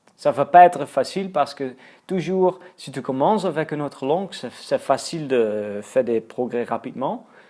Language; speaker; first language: French; non-native, fluent; Dutch